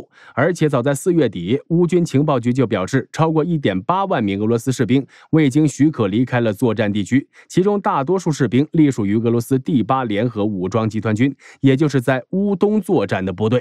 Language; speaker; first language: Chinese; native; Chinese